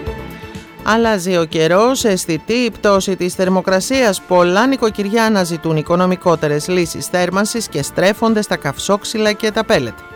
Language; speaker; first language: Greek; native; Greek